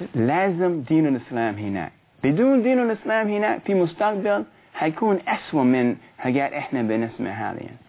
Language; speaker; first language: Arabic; non-native, learner; English